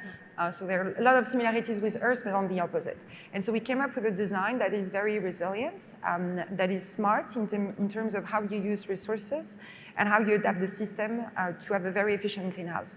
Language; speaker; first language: English; non-native, fluent; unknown